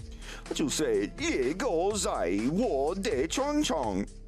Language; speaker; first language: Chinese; non-native, learner; English